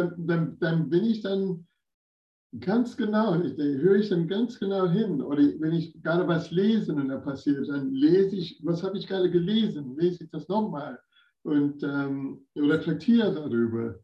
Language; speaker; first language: German; non-native, fluent; English